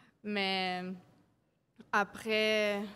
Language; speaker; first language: French; non-native, local second language; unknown